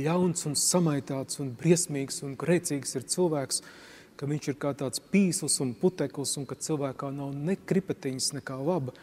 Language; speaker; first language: Latvian; native; Latvian